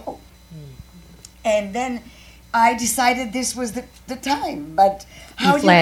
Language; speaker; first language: English; non-native, fluent; Croatian